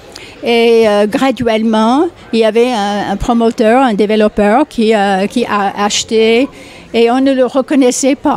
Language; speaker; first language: French; non-native, fluent; English